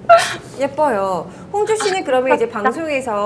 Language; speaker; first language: Korean; native; Korean